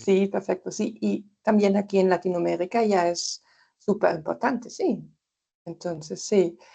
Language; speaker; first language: Spanish; non-native, fluent; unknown